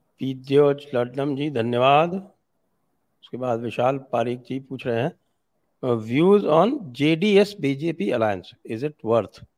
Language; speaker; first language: Hindi; native; Hindi